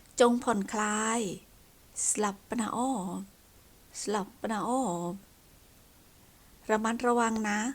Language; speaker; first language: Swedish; non-native, learner; Thai